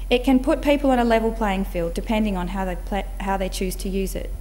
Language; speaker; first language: English; native; English